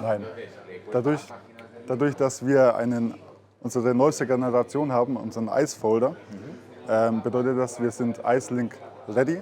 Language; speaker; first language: German; native; German